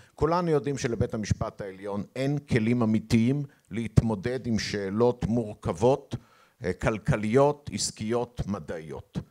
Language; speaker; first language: Hebrew; native; Hebrew